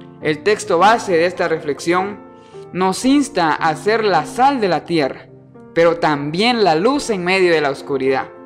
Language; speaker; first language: Spanish; native; Spanish